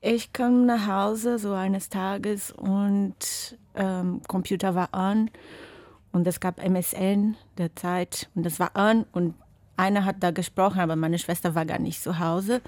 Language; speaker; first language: German; non-native, fluent; Portuguese